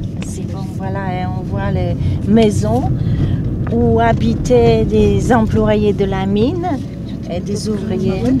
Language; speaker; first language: French; non-native, fluent; Polish